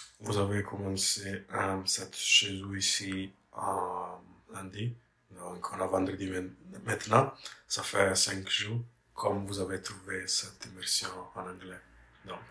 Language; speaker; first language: French; non-native, learner; English